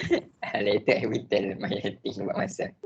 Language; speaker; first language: English; non-native, local second language; Malay